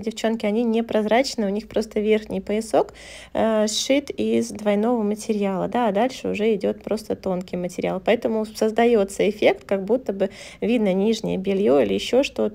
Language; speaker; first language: Russian; native; Russian